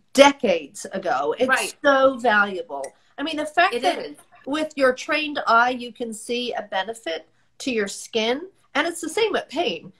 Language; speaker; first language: English; native; English